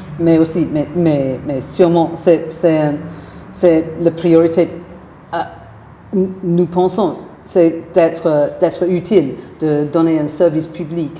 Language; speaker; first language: French; non-native, fluent; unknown